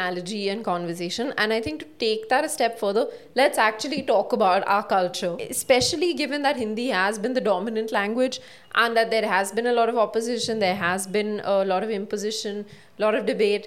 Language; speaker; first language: English; non-native, local second language; Hindi